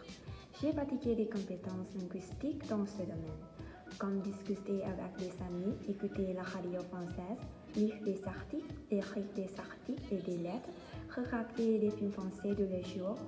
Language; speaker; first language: French; non-native, learner; Thai